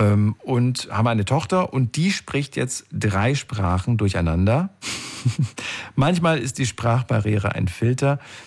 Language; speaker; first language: German; native; German